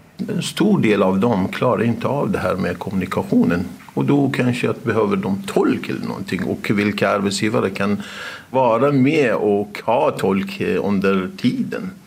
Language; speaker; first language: Swedish; non-native, fluent; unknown